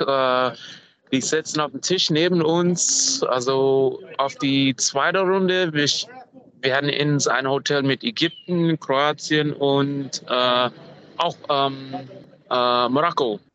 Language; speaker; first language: German; non-native, fluent; English